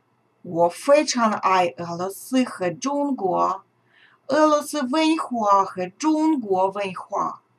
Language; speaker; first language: Chinese; non-native, fluent; Russian